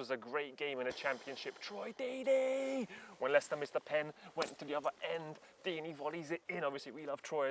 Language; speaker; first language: English; early bilingual, other home language; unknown